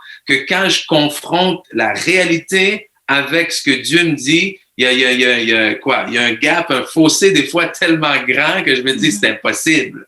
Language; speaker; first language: French; native; French